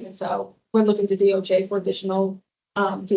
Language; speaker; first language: English; native; English